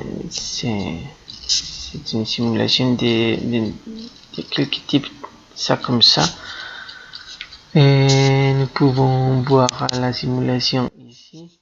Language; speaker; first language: French; non-native, fluent; Spanish